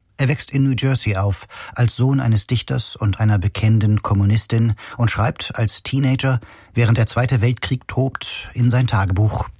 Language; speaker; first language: German; native; German